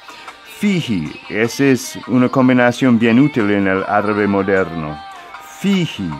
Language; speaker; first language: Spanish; non-native, fluent; English